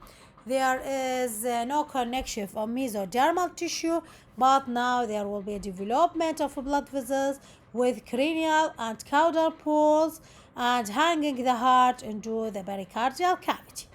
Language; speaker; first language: English; non-native, local second language; Arabic